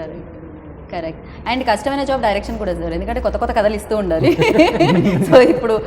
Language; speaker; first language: Telugu; native; Telugu